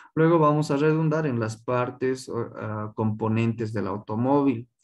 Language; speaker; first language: Spanish; non-native, local second language; Quechua